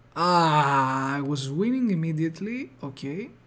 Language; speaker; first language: English; non-native, fluent; Greek